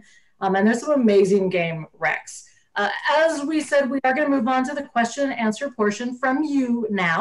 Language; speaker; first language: English; native; English